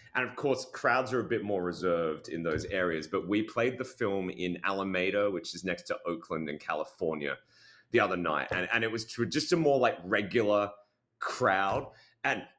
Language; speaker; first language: English; native; English